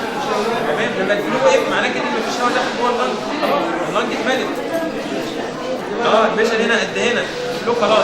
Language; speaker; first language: Arabic; native; Arabic